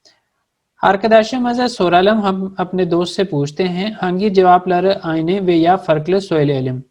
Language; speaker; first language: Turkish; non-native, fluent; Urdu